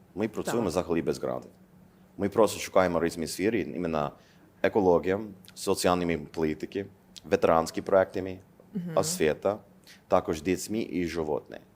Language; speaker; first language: Ukrainian; non-native, fluent; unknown